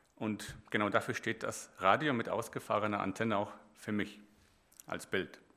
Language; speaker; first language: German; native; German